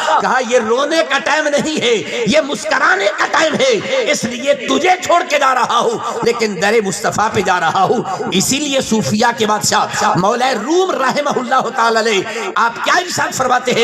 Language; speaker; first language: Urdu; non-native, local second language; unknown